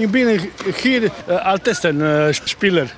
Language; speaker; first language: German; non-native, learner; Croatian